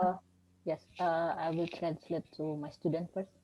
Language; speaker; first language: English; non-native, learner; Indonesian